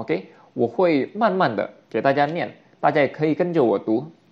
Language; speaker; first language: Chinese; non-native, fluent; Indonesian